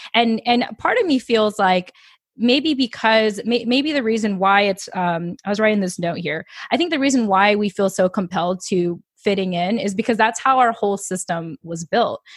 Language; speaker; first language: English; early bilingual, other home language; Filipino